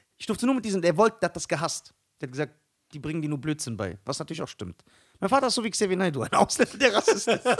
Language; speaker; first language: German; early bilingual, other home language; Arabic